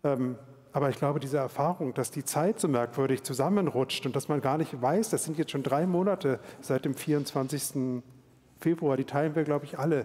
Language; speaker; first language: German; native; German